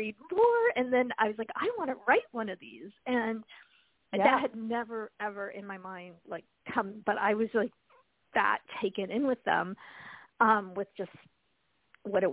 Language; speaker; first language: English; native; English